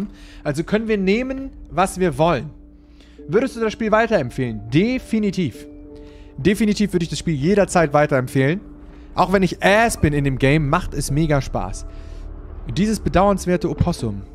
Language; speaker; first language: German; native; German